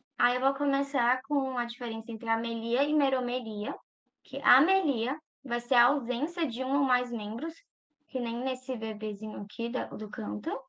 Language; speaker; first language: Portuguese; native; Portuguese